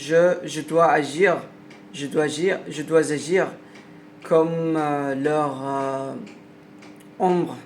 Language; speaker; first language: French; non-native, learner; Arabic